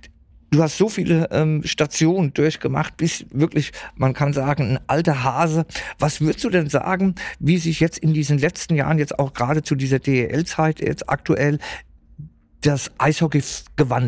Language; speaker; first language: German; native; German